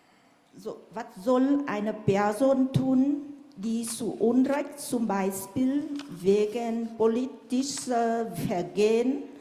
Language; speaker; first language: German; non-native, fluent; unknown